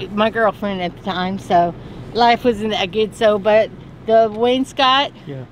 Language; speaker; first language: English; native; English